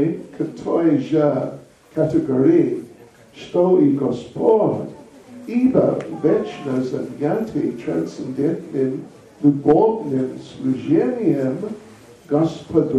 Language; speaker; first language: Russian; non-native, learner; English